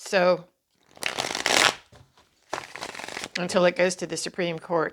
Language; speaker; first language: English; native; English